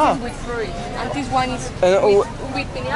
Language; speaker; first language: English; non-native, learner; Spanish